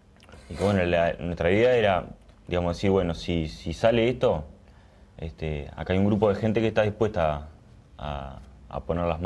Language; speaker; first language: Spanish; native; Spanish